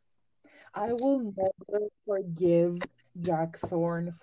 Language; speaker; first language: English; non-native, fluent; Greek